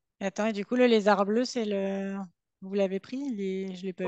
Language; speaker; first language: French; native; French